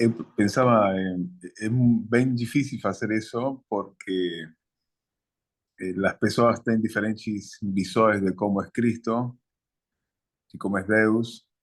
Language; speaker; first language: Portuguese; non-native, learner; Spanish